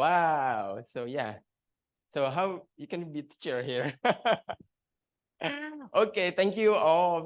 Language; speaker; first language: English; non-native, learner; Indonesian